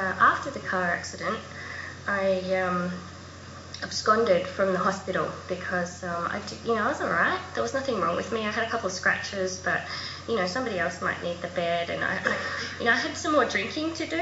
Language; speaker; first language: English; native; English